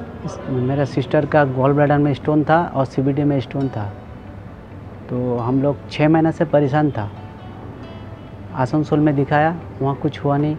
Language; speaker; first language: Hindi; non-native, local second language; Bangla